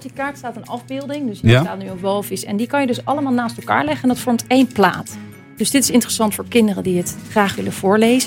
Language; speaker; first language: Dutch; native; Dutch